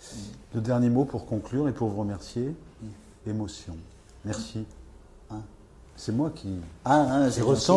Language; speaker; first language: French; native; French